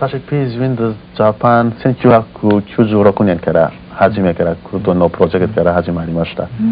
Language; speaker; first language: Japanese; non-native, learner; Kurdish